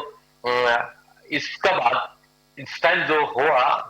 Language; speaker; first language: Hindi; non-native, learner; Bangla